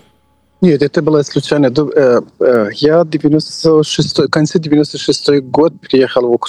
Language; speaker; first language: Ukrainian; non-native, fluent; Persian